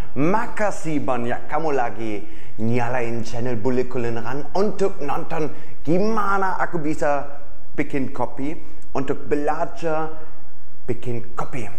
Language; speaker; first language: Indonesian; non-native, fluent; German